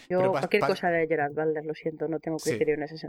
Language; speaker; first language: Spanish; native; Spanish